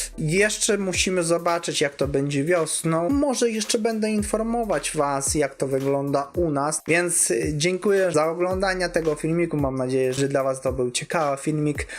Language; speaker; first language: Polish; non-native, fluent; Russian